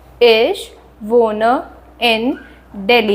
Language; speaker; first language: German; non-native, fluent; Hindi